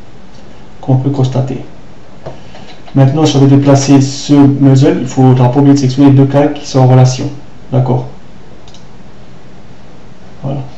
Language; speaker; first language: French; native; French